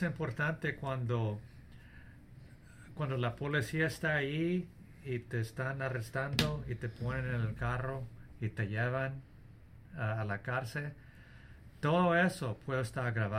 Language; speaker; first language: Spanish; early bilingual, heritage; English